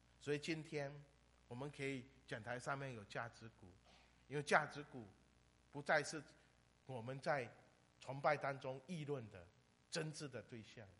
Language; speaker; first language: Chinese; native; Chinese